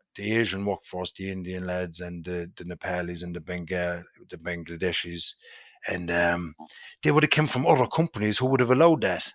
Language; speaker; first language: English; native; English